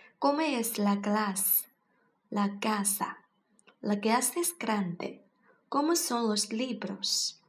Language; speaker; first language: Spanish; non-native, learner; Chinese